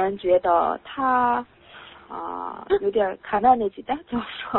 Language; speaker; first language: Chinese; non-native, learner; Korean